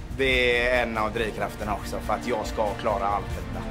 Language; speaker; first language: Swedish; native; Swedish